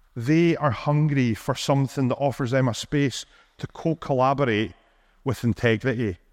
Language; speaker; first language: English; native; English